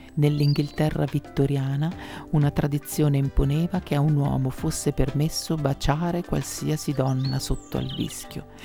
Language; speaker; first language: Italian; native; Italian